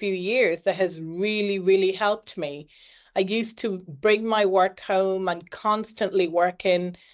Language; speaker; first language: English; native; English